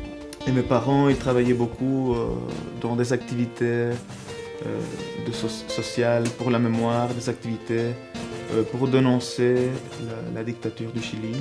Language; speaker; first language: French; early bilingual, other home language; Spanish